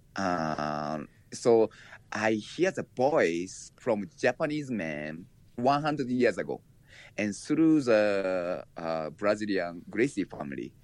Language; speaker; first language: English; non-native, learner; Japanese